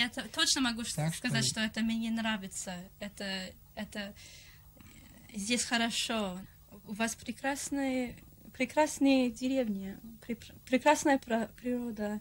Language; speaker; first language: Russian; non-native, fluent; English